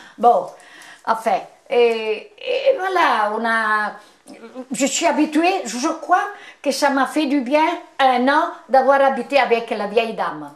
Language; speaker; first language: French; non-native, fluent; Italian